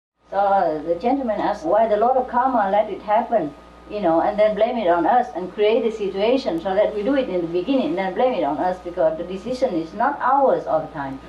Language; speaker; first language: English; non-native, fluent; Vietnamese